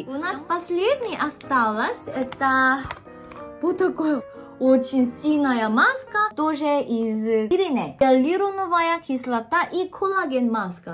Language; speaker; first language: Russian; non-native, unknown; Korean